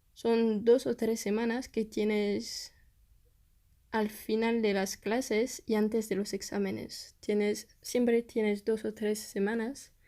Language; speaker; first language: Spanish; non-native, fluent; French